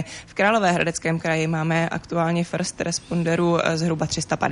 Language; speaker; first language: Czech; native; Czech